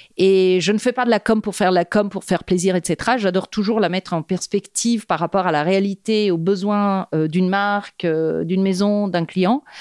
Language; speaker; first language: French; non-native, fluent; Italian